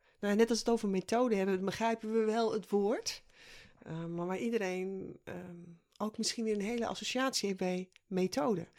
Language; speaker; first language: Dutch; native; Dutch